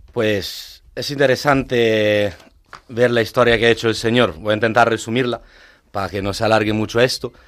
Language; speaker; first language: Spanish; non-native, fluent; Italian